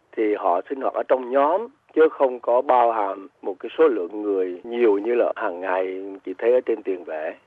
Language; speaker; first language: Vietnamese; native; Vietnamese